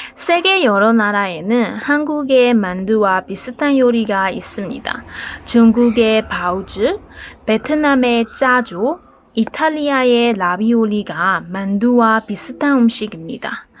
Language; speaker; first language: Korean; non-native, learner; Burmese